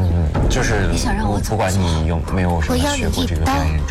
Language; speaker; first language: Chinese; native; Chinese